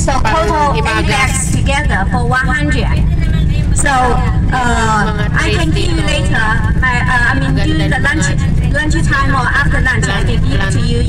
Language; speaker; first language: English; non-native, learner; Chinese